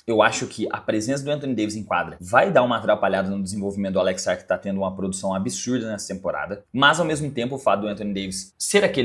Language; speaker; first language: Portuguese; native; Portuguese